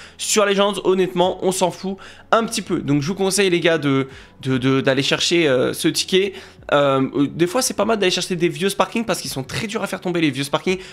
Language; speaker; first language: French; native; French